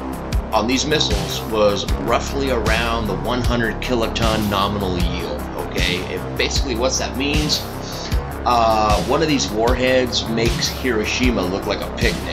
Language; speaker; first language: English; native; English